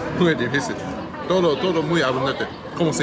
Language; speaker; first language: Spanish; non-native, learner; Japanese